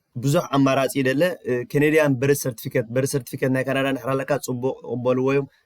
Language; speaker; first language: Tigrinya; early bilingual, heritage; Tigrinya